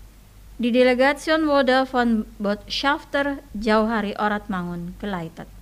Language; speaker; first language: German; non-native, fluent; Indonesian